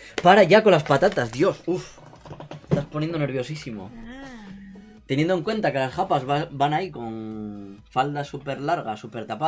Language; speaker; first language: Spanish; native; Spanish